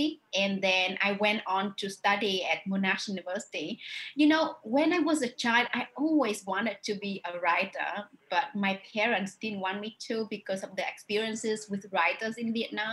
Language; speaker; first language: English; non-native, fluent; Vietnamese